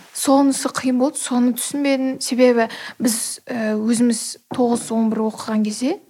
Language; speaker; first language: Kazakh; native; Kazakh